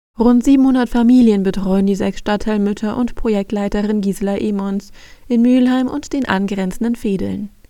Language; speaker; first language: German; native; German